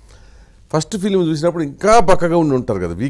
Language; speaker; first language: Telugu; native; Telugu